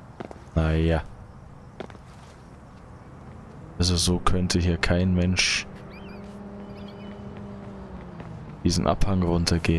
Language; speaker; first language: German; native; German